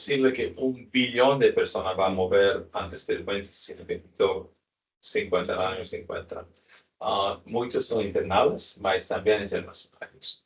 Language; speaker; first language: Spanish; non-native, learner; English